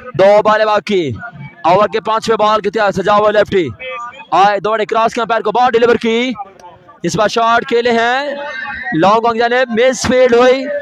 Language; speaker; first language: Urdu; non-native, local second language; Punjabi